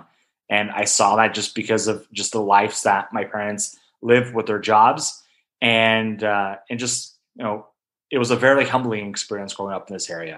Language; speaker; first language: English; native; English